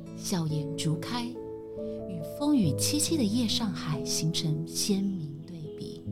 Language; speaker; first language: Chinese; native; Chinese